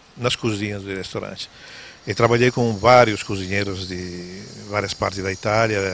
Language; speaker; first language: Portuguese; non-native, fluent; Italian